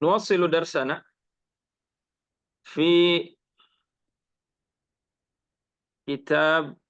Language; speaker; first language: Arabic; non-native, fluent; Indonesian